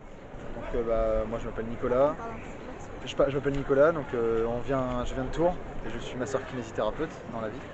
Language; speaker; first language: French; native; French